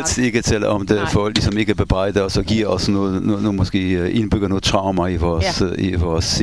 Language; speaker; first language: Danish; non-native, fluent; Polish